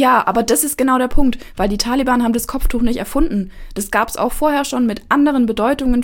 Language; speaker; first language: German; native; German